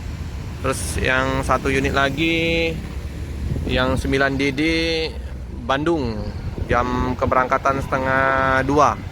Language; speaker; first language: Indonesian; native; Indonesian